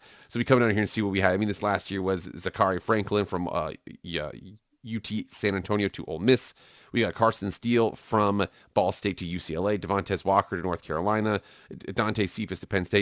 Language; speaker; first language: English; native; English